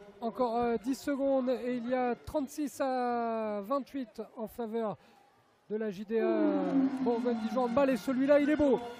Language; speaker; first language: French; native; French